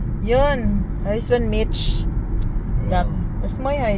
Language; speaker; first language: Dutch; non-native, learner; Filipino